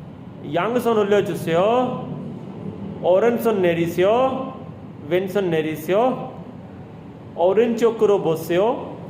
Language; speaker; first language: Korean; non-native, fluent; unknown